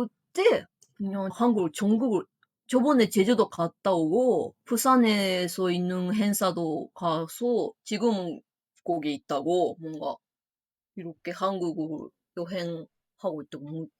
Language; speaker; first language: Korean; non-native, fluent; Japanese